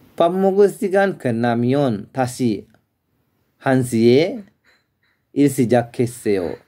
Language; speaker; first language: Korean; non-native, learner; Sinhala